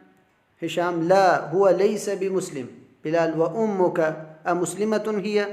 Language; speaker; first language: Arabic; non-native, fluent; Urdu